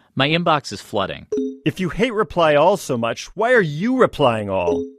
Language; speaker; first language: English; native; English